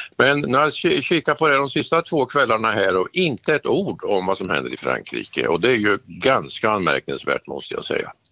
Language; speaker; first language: Swedish; native; Swedish